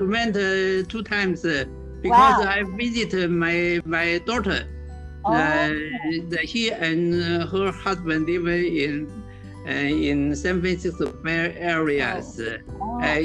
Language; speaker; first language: English; non-native, learner; Chinese